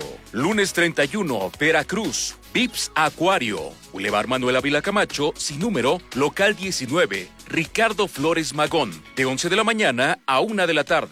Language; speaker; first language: Spanish; native; Spanish